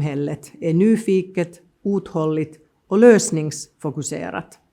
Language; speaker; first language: Swedish; non-native, local second language; Finnish